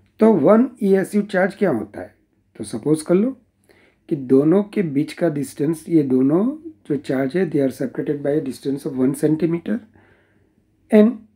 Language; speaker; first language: Hindi; non-native, local second language; Gujarati